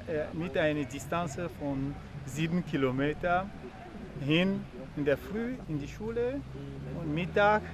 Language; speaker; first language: German; non-native, fluent; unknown